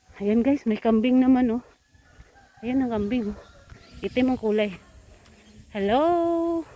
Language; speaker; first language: Filipino; non-native, local second language; Cebuano